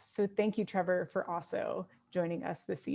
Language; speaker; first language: English; native; English